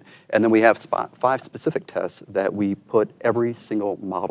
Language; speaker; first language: English; native; English